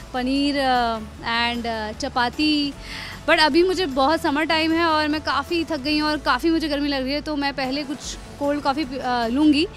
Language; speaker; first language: Hindi; native; Hindi